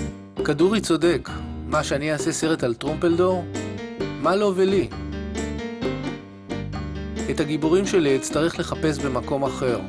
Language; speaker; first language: Hebrew; native; Hebrew